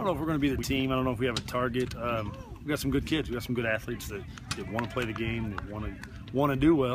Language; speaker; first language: English; native; English